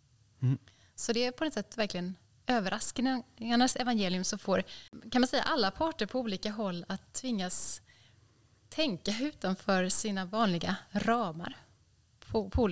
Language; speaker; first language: Swedish; native; Swedish